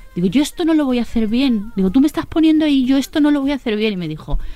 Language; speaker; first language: Spanish; native; Spanish